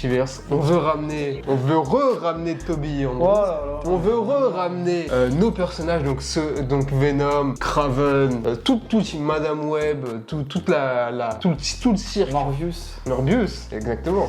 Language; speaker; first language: French; native; French